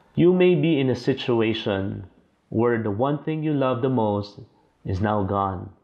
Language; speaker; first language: English; non-native, local second language; Filipino